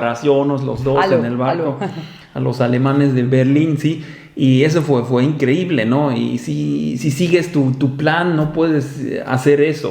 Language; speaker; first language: Spanish; non-native, fluent; German